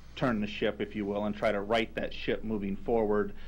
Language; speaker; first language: English; native; English